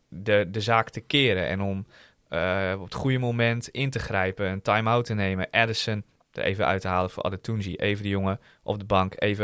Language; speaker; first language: Dutch; native; Dutch